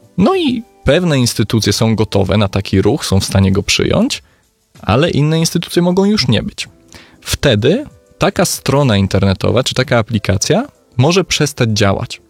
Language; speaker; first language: Polish; native; Polish